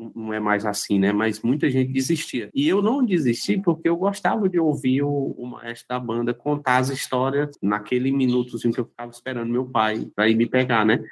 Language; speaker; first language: Portuguese; native; Portuguese